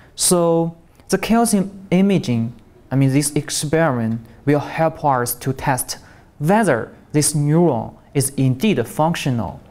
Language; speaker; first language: English; non-native, learner; Chinese